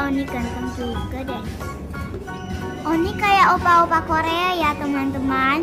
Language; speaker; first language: Indonesian; early bilingual, other home language; Korean